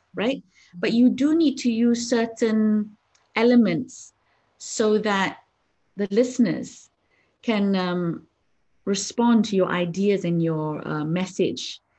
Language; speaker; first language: English; non-native, local second language; Malay